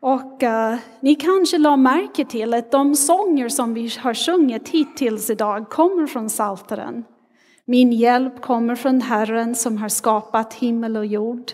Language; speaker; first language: Swedish; non-native, fluent; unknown